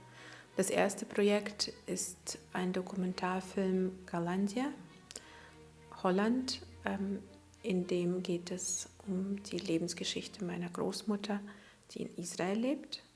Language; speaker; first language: German; early bilingual, other home language; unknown